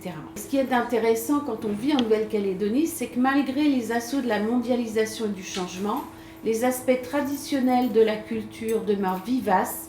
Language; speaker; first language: French; native; French